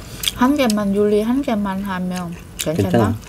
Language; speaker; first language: Korean; non-native, learner; Vietnamese